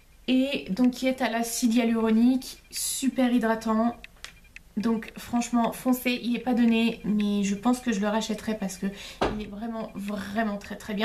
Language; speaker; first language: French; native; French